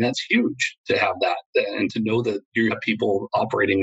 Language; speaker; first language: English; native; English